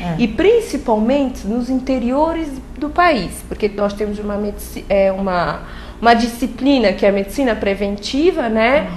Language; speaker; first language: Portuguese; non-native, local second language; Kabuverdianu